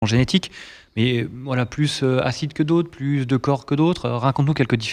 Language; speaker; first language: French; native; French